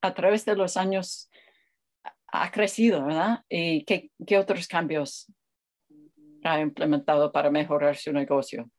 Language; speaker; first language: Spanish; non-native, fluent; English